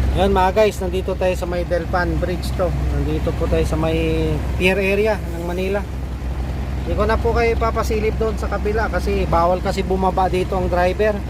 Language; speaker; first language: Filipino; native; Filipino